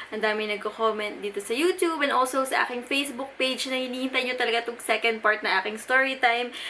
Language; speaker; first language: Filipino; native; Filipino